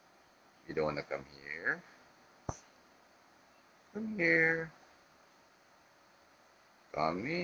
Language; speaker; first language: English; non-native, local second language; Filipino